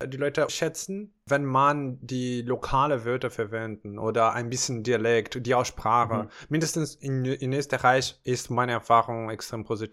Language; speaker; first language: German; non-native, fluent; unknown